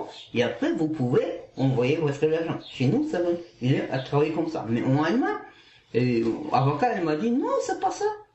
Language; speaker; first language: French; non-native, learner; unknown